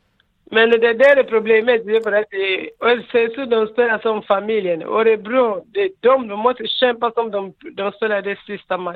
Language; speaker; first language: Swedish; non-native, learner; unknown